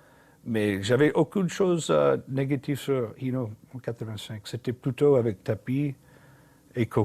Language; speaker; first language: French; non-native, learner; English